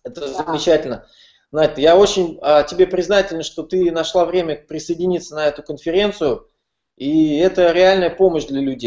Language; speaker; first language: Russian; native; Russian